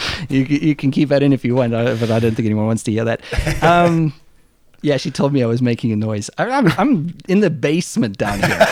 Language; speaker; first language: English; native; English